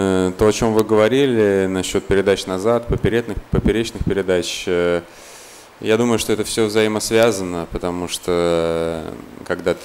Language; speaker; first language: Russian; native; Russian